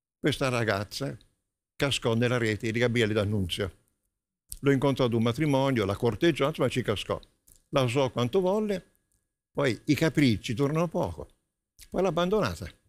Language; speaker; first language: Italian; native; Italian